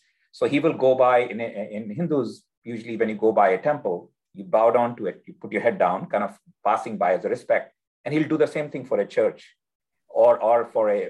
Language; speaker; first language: English; non-native, local second language; Hindi